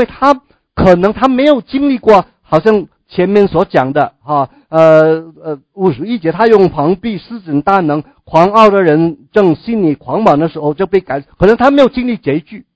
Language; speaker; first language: Chinese; native; Chinese